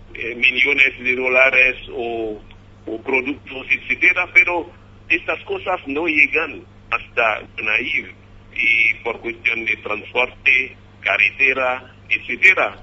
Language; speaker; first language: Spanish; non-native, fluent; Haitian Creole